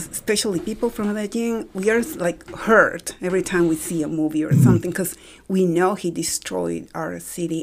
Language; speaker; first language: English; non-native, fluent; Spanish